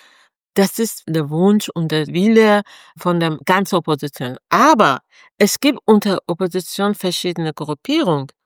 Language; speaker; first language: German; non-native, fluent; Persian